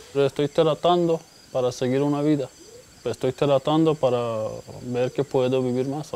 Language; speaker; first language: Spanish; non-native, learner; Haitian Creole